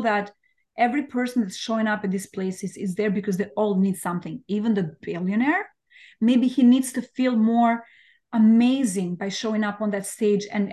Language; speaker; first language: English; non-native, fluent; Albanian